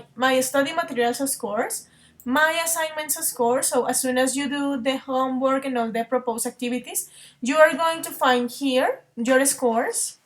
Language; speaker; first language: English; non-native, fluent; Spanish